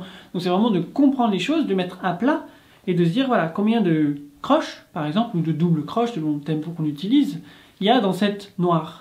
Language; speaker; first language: French; native; French